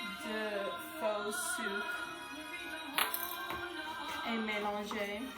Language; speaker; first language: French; non-native, learner; English